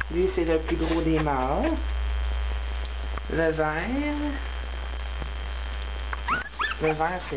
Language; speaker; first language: French; native; French